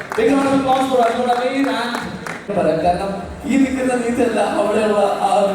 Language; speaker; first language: Malayalam; native; Malayalam